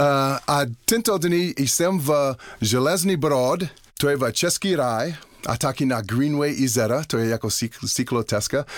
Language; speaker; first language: Czech; non-native, learner; English